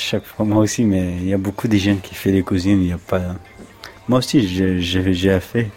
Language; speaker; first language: French; non-native, learner; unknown